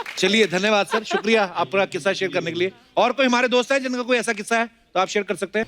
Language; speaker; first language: Hindi; non-native, local second language; Punjabi